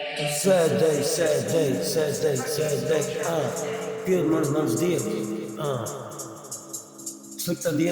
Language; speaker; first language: Latvian; non-native, local second language; Russian